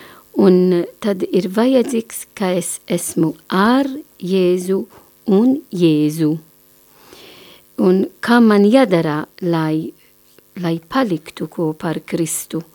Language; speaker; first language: Latvian; non-native, learner; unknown